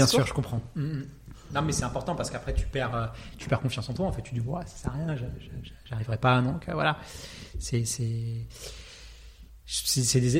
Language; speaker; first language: French; native; French